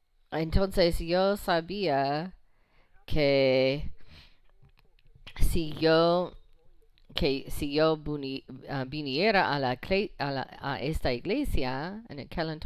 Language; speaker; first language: Spanish; non-native, fluent; English